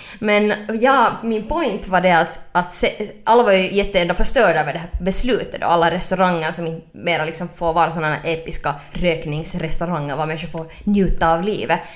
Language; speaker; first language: Swedish; native; Swedish